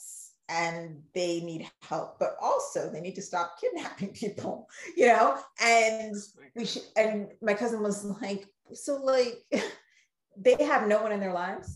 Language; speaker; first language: English; native; English